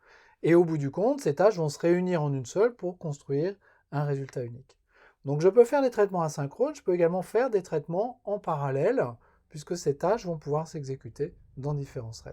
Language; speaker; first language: French; native; French